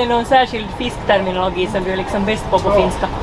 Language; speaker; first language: Swedish; native; Swedish